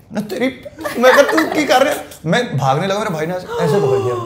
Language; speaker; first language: Hindi; native; Hindi